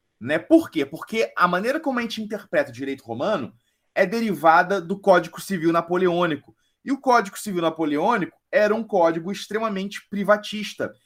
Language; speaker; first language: Portuguese; native; Portuguese